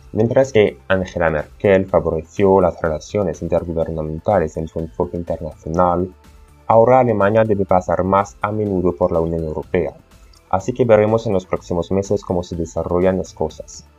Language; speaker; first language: Spanish; non-native, fluent; French